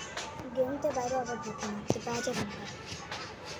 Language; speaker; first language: Hindi; non-native, learner; Bangla